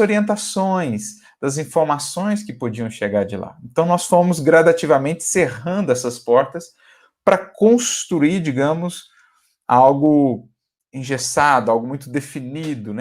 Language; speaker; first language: Portuguese; native; Portuguese